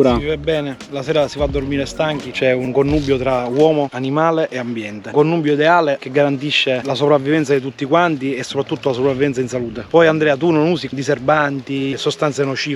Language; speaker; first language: Italian; native; Italian